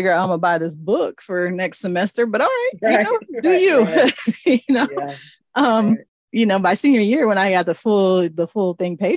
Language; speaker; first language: English; native; English